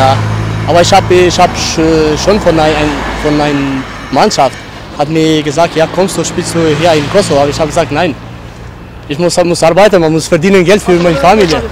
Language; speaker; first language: German; non-native, learner; Albanian